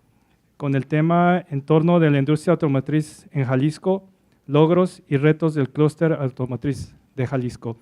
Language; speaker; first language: Spanish; native; Spanish